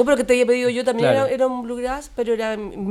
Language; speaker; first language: Spanish; native; Spanish